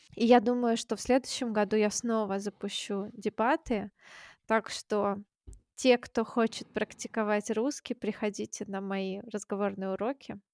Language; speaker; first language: Russian; native; Russian